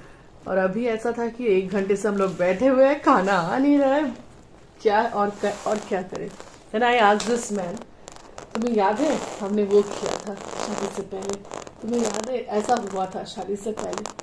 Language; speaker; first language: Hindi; non-native, local second language; Bangla